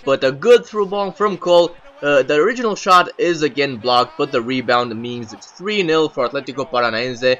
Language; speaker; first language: English; native; English